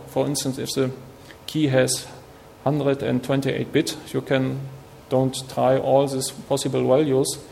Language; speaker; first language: English; non-native, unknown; German